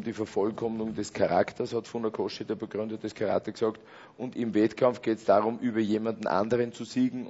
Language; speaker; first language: German; native; German